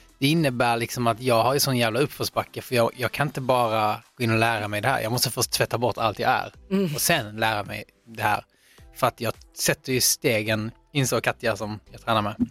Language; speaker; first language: Swedish; native; Swedish